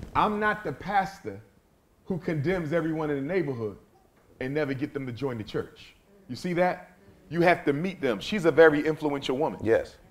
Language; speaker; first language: English; native; English